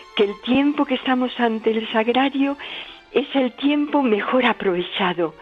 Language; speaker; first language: Spanish; native; Spanish